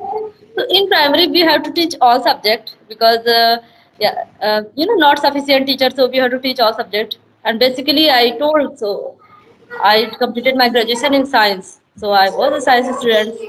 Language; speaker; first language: English; non-native, learner; Hindi